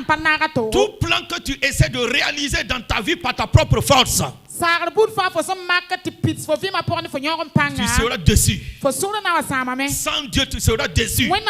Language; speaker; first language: French; non-native, local second language; Mossi